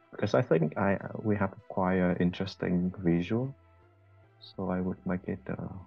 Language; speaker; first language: English; non-native, fluent; Vietnamese